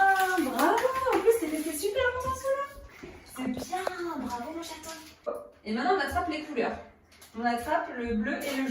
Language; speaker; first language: French; native; French